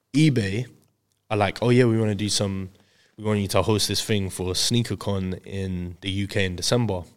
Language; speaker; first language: English; native; English